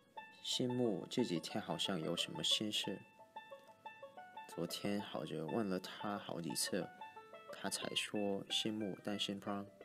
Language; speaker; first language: Chinese; non-native, learner; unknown